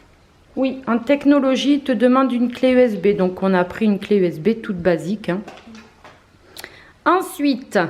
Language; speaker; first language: French; native; French